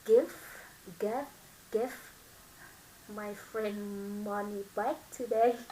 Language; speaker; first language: English; non-native, learner; Vietnamese